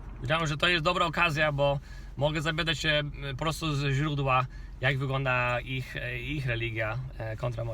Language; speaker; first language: Polish; non-native, fluent; Kinyarwanda